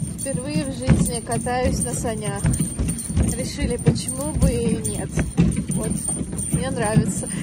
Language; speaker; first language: Russian; native; Russian